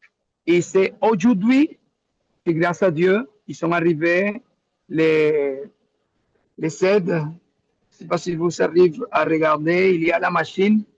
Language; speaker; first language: French; non-native, learner; Spanish